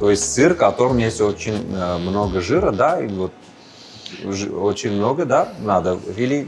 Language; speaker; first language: Russian; non-native, fluent; Armenian